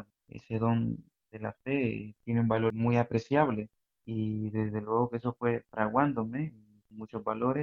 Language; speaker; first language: Spanish; native; Spanish